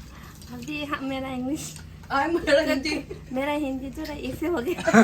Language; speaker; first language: Hindi; non-native, local second language; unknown